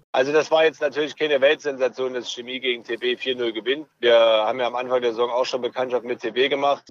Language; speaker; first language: German; native; German